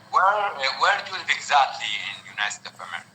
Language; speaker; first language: English; non-native, learner; Arabic